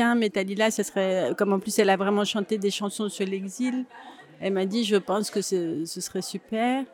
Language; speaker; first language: French; native; French